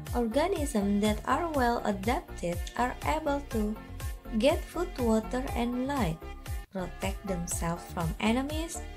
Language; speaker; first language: English; non-native, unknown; Indonesian